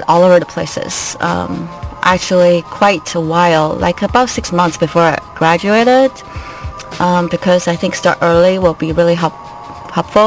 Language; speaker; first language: English; non-native, fluent; Chinese